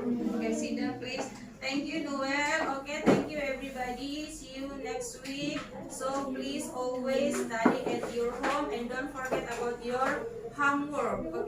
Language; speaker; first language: English; non-native, learner; Indonesian